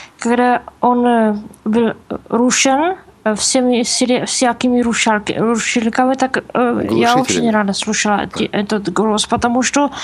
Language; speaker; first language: Russian; non-native, learner; Czech